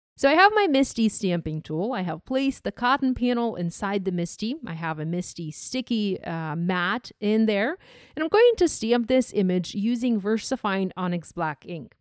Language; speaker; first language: English; non-native, fluent; Ukrainian